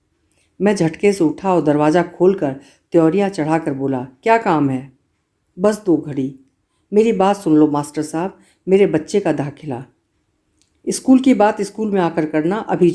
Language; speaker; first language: Hindi; native; Hindi